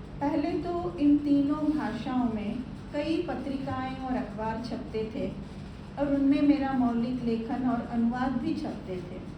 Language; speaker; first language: Hindi; non-native, local second language; Gujarati